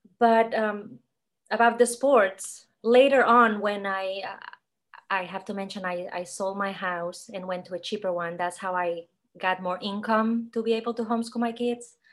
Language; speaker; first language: English; non-native, fluent; Catalan